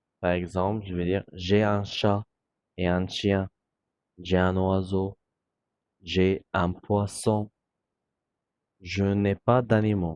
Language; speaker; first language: French; non-native, fluent; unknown